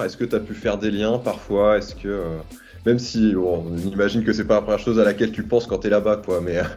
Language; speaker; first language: French; native; French